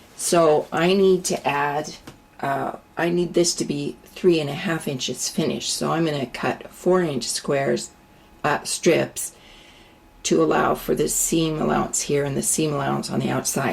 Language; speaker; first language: English; native; English